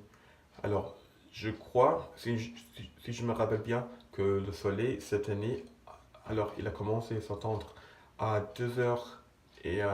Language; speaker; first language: French; non-native, fluent; English